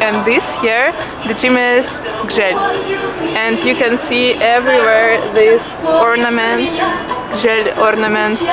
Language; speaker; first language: English; non-native, fluent; Russian